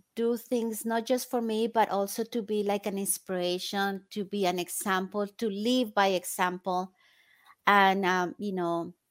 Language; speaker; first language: English; non-native, fluent; Spanish